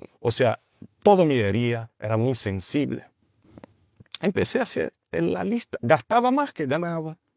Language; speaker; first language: Spanish; non-native, fluent; Portuguese